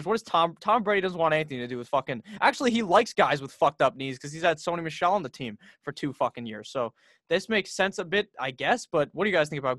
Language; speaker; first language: English; native; English